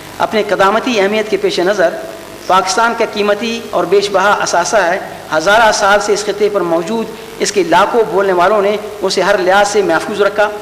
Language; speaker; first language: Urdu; non-native, local second language; Brahui